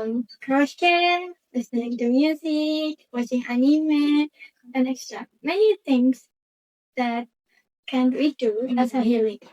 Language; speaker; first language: English; non-native, learner; Indonesian